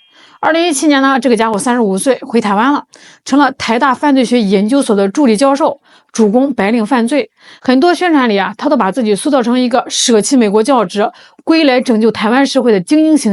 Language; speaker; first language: Chinese; native; Chinese